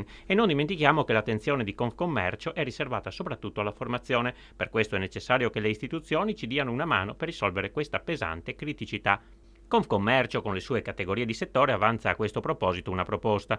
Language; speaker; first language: Italian; native; Italian